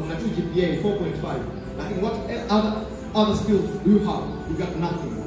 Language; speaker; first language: English; non-native, local second language; Swahili